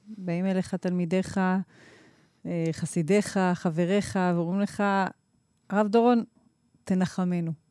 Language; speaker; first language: Hebrew; native; Hebrew